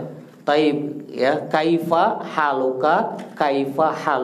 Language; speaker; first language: Arabic; non-native, fluent; Indonesian